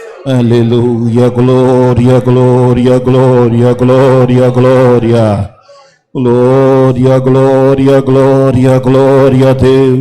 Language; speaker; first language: Portuguese; native; Portuguese